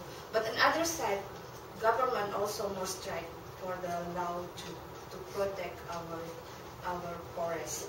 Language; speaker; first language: English; non-native, learner; Indonesian